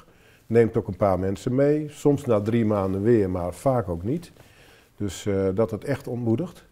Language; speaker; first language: Dutch; native; Dutch